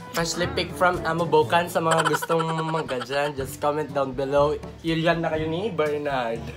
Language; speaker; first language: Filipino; non-native, local second language; Iloko